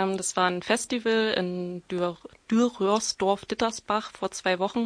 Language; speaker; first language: German; native; German